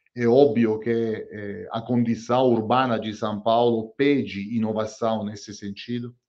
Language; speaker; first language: Portuguese; non-native, fluent; Italian